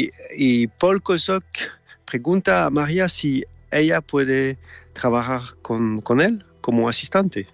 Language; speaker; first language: Spanish; non-native, fluent; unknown